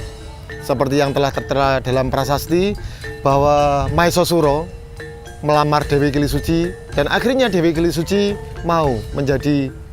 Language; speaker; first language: Indonesian; native; Indonesian